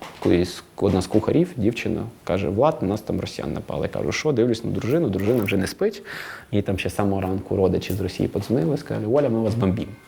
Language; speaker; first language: Ukrainian; non-native, local second language; Russian